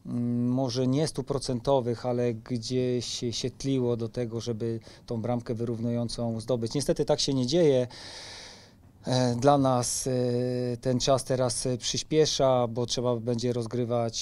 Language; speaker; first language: Polish; native; Polish